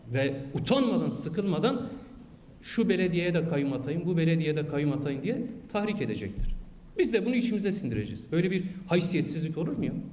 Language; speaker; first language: Turkish; non-native, local second language; Kurdish